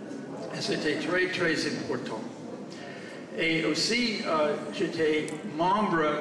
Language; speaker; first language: French; non-native, fluent; English